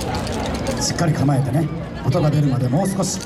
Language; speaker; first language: Japanese; native; Japanese